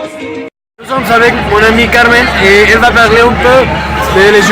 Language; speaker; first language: French; non-native, learner; Spanish